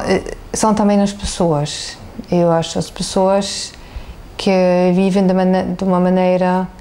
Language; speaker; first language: Portuguese; non-native, fluent; German